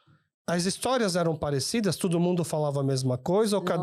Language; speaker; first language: Portuguese; early bilingual, other home language; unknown